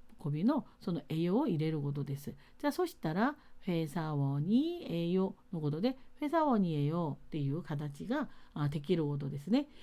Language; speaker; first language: Japanese; non-native, fluent; Korean